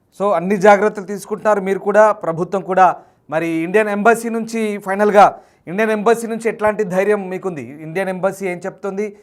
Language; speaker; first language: Telugu; native; Telugu